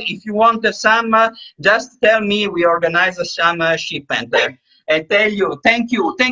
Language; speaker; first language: English; non-native, fluent; Italian